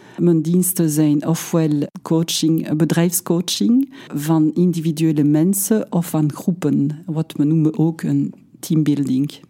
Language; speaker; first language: Dutch; non-native, local second language; French